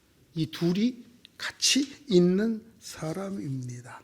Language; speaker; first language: Korean; native; Korean